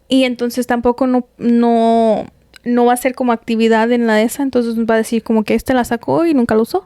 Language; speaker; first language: Spanish; early bilingual, heritage; Spanish